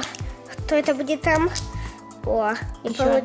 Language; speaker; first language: Russian; early bilingual, heritage; Russian